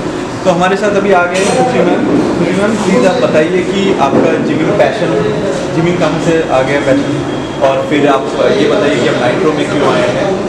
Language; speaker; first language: Hindi; native; Hindi